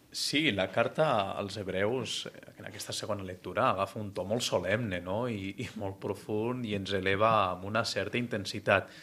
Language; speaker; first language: Catalan; native; Catalan